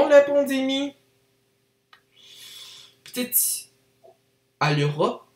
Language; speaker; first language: French; non-native, learner; English